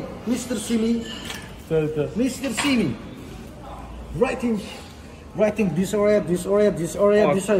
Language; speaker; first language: English; non-native, learner; Turkish